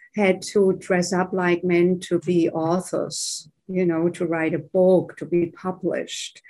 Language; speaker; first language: English; non-native, fluent; German